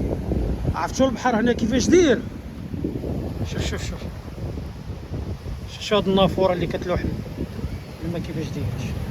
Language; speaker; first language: Arabic; native; Arabic